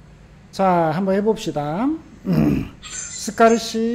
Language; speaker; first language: Korean; native; Korean